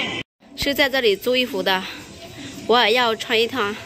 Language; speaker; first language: Chinese; non-native, fluent; Lao